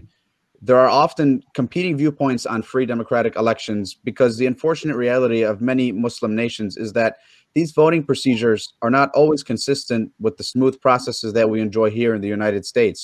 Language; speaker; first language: English; native; English